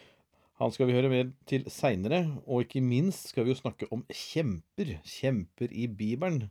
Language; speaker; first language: Norwegian; native; Norwegian